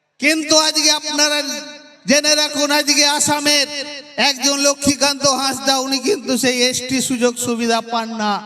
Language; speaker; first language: Bangla; non-native, local second language; Santali